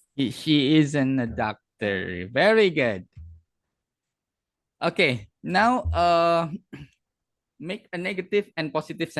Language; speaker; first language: English; non-native, fluent; Indonesian